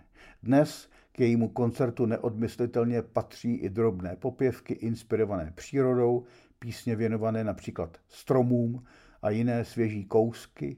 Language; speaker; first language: Czech; native; Czech